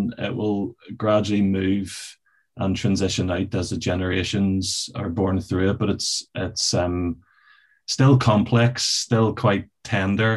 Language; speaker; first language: English; native; English